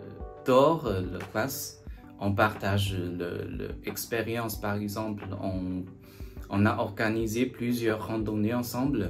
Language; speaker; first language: French; non-native, learner; Chinese